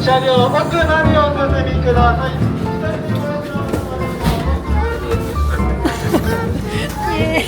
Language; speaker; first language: Japanese; native; Japanese